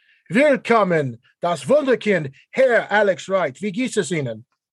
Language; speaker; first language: German; non-native, learner; English